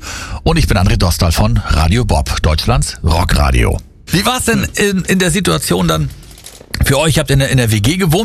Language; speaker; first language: German; native; German